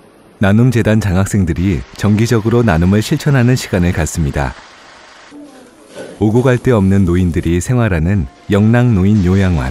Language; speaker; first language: Korean; native; Korean